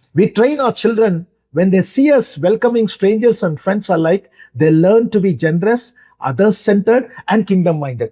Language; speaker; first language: English; non-native, local second language; Telugu